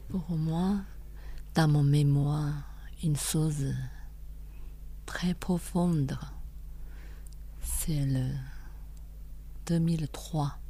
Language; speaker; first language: French; non-native, learner; Chinese